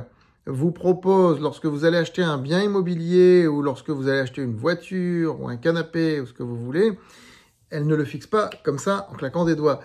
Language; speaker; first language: French; native; French